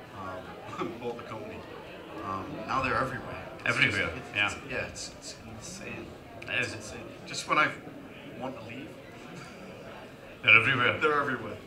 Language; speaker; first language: English; native; English